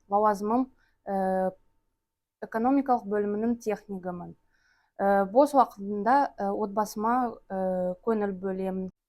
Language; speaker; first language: Kazakh; non-native, local second language; Russian